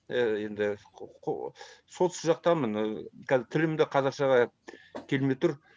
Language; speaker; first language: Kazakh; early bilingual, heritage; Kazakh